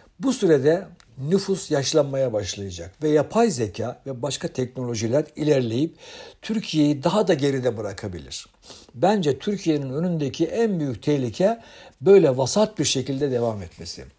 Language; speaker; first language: Turkish; native; Turkish